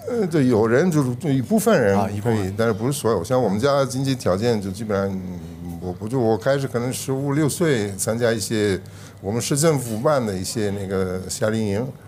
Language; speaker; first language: Chinese; non-native, fluent; Italian